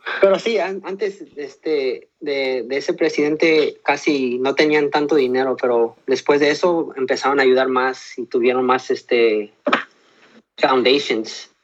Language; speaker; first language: Spanish; early bilingual, heritage; Spanish